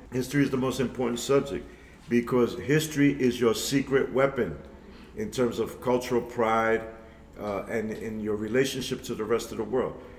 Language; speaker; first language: English; early bilingual, other home language; Spanish